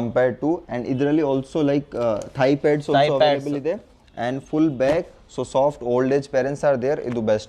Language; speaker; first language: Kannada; non-native, local second language; Hindi